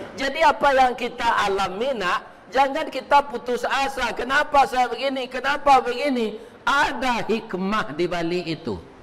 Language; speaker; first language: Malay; non-native, local second language; Minangkabau